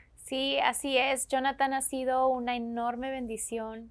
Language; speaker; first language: Spanish; native; Spanish